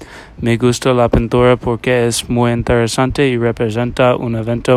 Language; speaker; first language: Spanish; non-native, learner; English